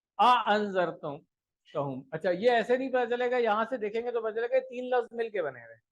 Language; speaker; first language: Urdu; native; Urdu